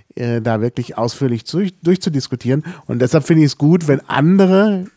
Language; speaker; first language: German; native; German